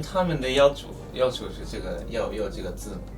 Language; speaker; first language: Chinese; non-native, fluent; Japanese